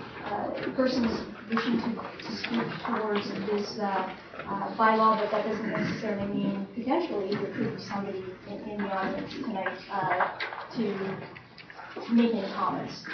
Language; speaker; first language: English; native; English